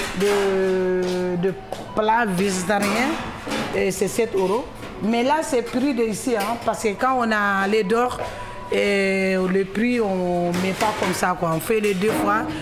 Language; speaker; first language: French; non-native, local second language; Wolof